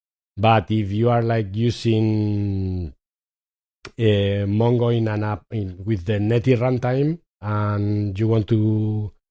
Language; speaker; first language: English; non-native, fluent; Spanish